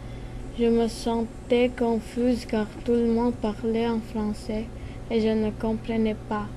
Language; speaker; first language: French; non-native, learner; Filipino